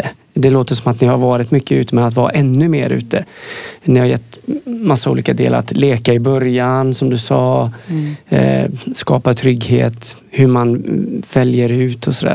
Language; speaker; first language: Swedish; native; Swedish